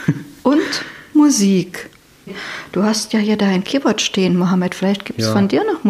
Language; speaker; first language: German; native; German